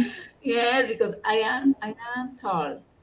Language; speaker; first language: English; non-native, learner; Spanish